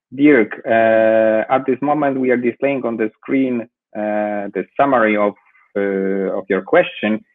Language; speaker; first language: English; non-native, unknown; Polish